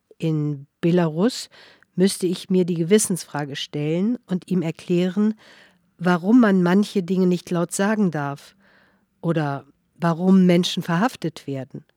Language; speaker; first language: German; non-native, fluent; Russian